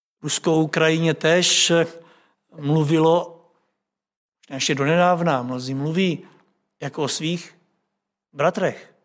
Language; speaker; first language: Czech; native; Czech